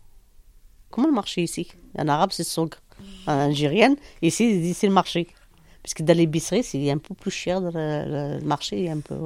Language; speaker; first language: French; non-native, learner; Arabic